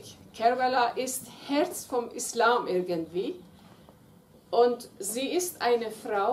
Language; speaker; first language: German; non-native, fluent; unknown